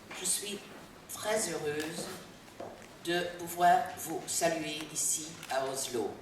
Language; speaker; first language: French; non-native, fluent; Dutch